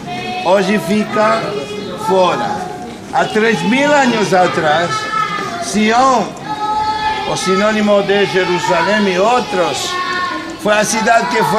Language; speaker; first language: Portuguese; non-native, fluent; Spanish